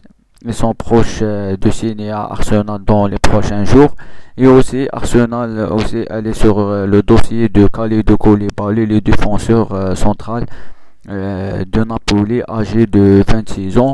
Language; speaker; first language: French; non-native, local second language; Arabic